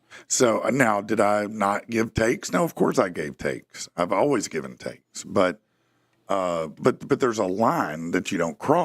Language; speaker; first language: English; native; English